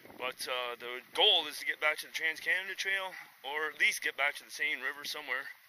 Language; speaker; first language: English; native; English